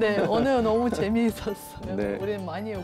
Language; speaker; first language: Korean; non-native, fluent; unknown